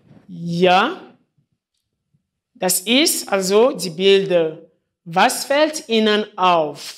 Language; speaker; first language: German; non-native, fluent; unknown